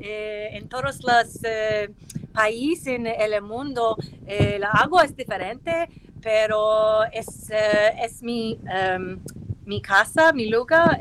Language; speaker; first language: Spanish; non-native, learner; English